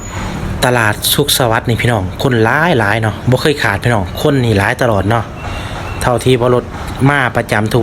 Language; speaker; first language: Thai; non-native, local second language; Lao